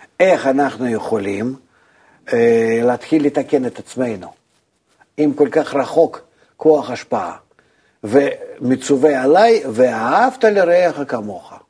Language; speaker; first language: Hebrew; non-native, fluent; Russian